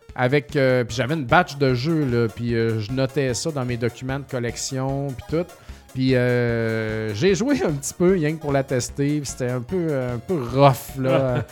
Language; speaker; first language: French; native; French